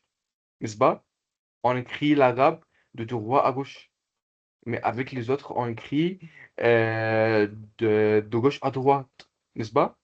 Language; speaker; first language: French; non-native, local second language; Comorian